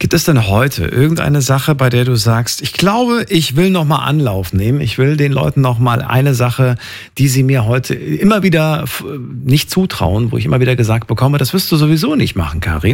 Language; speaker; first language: German; native; German